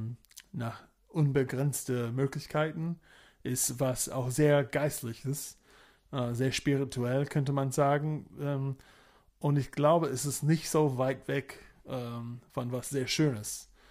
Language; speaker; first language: German; non-native, fluent; English